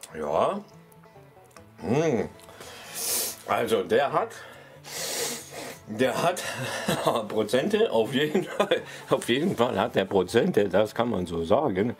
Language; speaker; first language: German; native; German